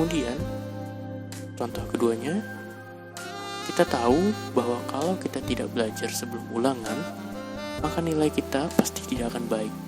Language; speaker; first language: Indonesian; native; Indonesian